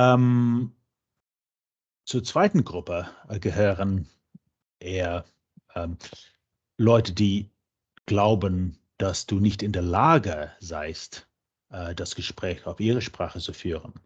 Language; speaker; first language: German; non-native, fluent; English